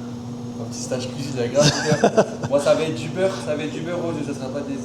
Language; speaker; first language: French; native; French